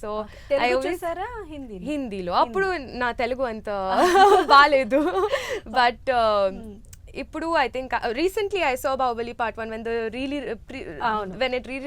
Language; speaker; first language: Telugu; non-native, learner; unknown